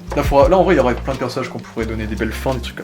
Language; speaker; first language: French; native; French